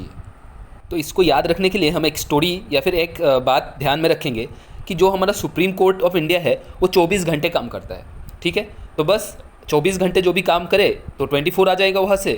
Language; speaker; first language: Hindi; native; Hindi